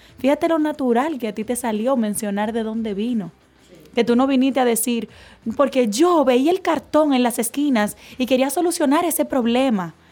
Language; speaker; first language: Spanish; native; Spanish